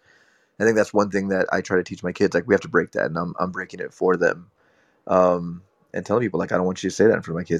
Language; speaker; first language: English; native; English